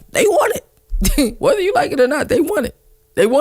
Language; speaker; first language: English; native; English